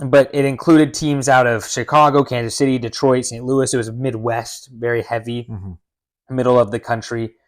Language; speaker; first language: English; native; English